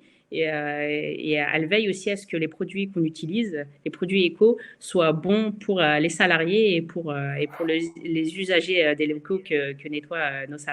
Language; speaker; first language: French; native; French